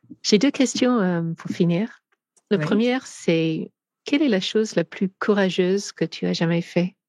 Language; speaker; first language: French; non-native, fluent; English